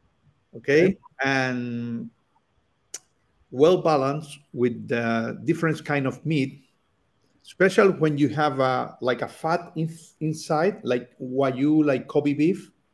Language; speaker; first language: English; non-native, learner; Spanish